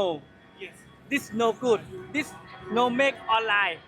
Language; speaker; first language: English; non-native, learner; Thai